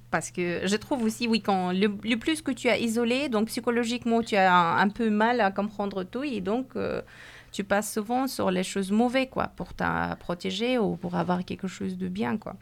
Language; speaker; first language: French; non-native, fluent; Persian